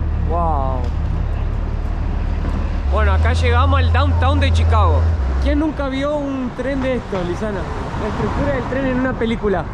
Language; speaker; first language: Spanish; native; Spanish